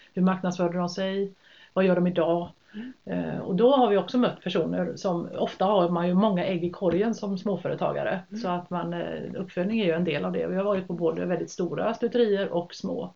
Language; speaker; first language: Swedish; native; Swedish